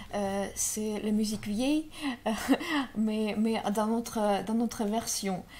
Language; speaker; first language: French; non-native, learner; Russian